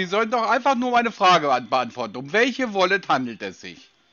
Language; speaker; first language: German; native; German